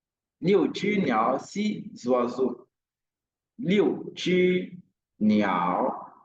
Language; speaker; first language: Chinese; non-native, fluent; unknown